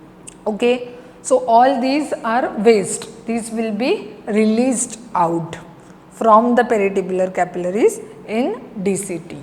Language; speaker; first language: English; non-native, local second language; Hindi